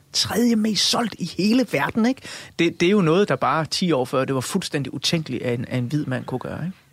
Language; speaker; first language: Danish; native; Danish